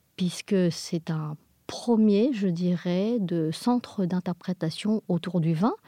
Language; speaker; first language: French; non-native, fluent; English